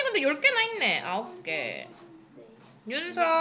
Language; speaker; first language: Korean; native; Korean